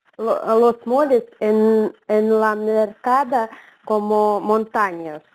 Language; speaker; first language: Spanish; non-native, learner; Russian